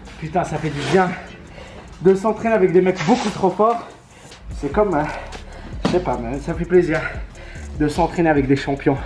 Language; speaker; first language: French; native; French